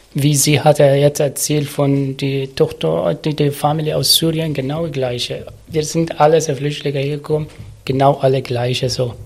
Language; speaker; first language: German; non-native, learner; Arabic